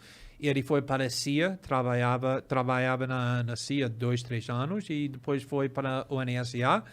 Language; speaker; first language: Portuguese; non-native, fluent; English